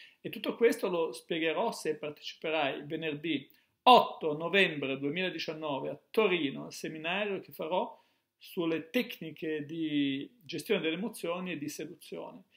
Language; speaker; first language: Italian; native; Italian